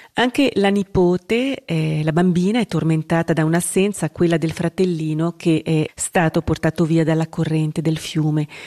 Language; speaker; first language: Italian; native; Italian